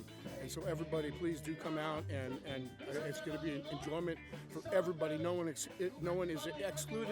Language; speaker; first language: English; native; English